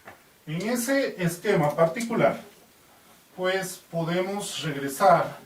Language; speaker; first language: Spanish; native; Spanish